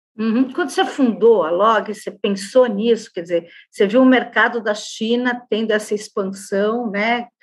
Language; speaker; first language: Portuguese; native; Portuguese